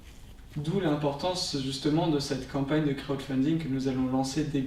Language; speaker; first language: French; native; French